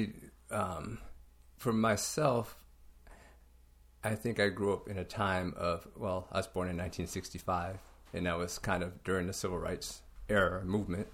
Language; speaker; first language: English; native; English